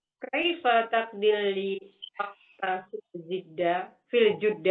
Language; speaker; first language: Arabic; non-native, learner; Indonesian